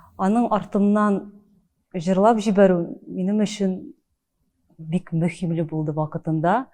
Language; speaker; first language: Tatar; early bilingual, heritage; Tatar